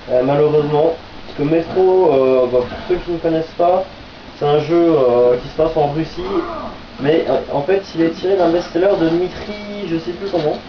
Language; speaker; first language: French; native; French